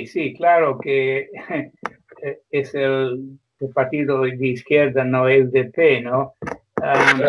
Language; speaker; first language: Spanish; non-native, fluent; Croatian